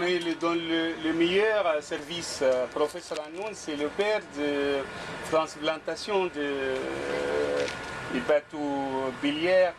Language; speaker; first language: French; non-native, fluent; Arabic